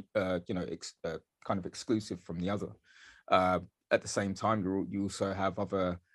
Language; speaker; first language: English; native; English